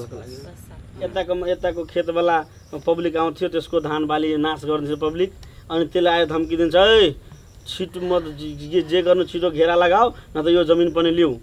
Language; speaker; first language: Nepali; non-native, local second language; Maithili